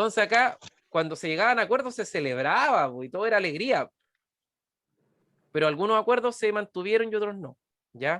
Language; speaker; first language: Spanish; native; Spanish